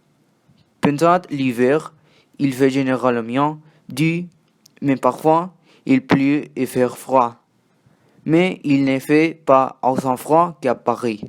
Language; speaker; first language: French; non-native, learner; Spanish